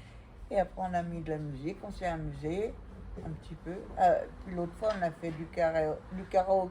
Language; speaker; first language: French; native; French